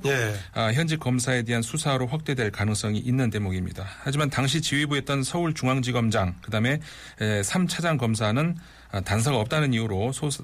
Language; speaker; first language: Korean; native; Korean